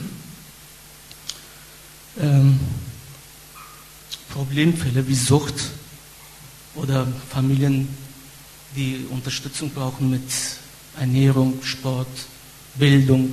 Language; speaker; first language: German; non-native, fluent; Turkish